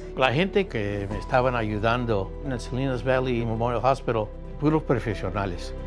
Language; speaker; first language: Spanish; early bilingual, heritage; Spanish